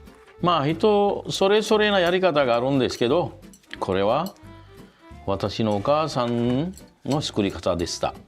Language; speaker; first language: Japanese; non-native, fluent; Sinhala